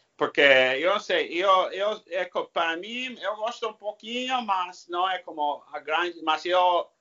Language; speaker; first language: Portuguese; non-native, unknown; English